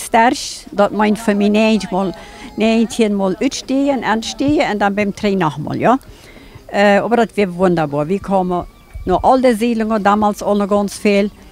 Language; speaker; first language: German; non-native, local second language; Plautdietsch